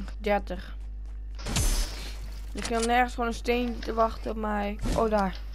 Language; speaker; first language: Dutch; native; Dutch